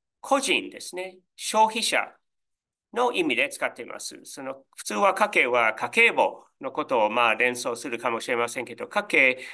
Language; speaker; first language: Japanese; non-native, fluent; English